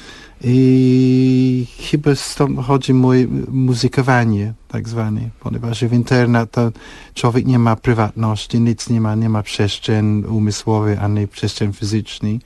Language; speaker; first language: Polish; non-native, fluent; English